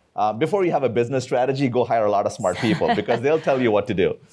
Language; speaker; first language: English; non-native, local second language; Tamil